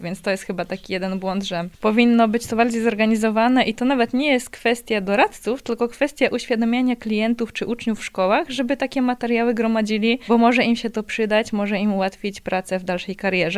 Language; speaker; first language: Polish; native; Polish